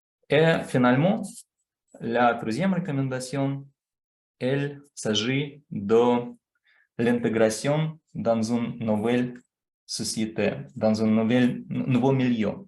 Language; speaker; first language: French; non-native, fluent; Russian